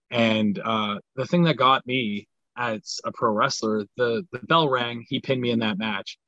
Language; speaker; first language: English; native; English